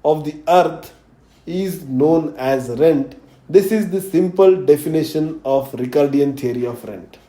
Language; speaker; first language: English; non-native, local second language; Marathi